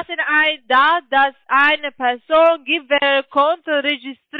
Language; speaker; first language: German; non-native, learner; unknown